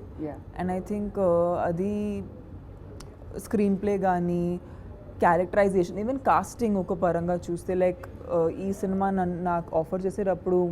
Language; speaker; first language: Telugu; non-native, local second language; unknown